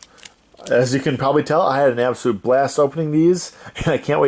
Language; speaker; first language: English; native; English